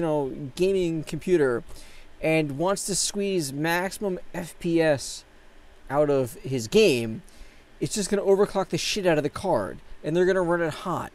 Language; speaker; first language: English; native; English